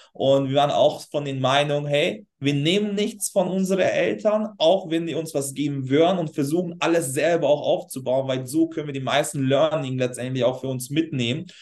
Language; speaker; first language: German; non-native, fluent; Hungarian